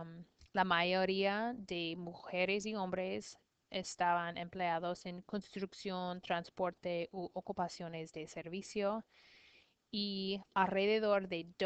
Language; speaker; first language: Spanish; non-native, learner; English